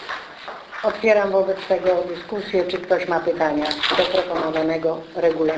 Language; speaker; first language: Polish; native; Polish